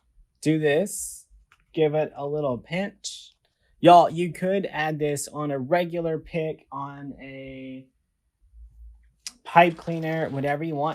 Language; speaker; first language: English; native; English